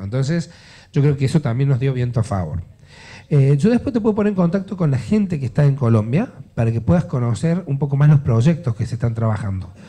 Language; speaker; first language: Spanish; native; Spanish